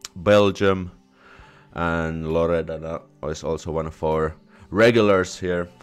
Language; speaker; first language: English; non-native, fluent; Finnish